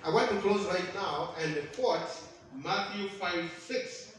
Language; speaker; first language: English; non-native, local second language; Swahili